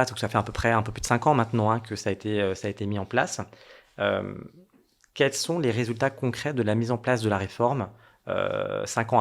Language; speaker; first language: French; native; French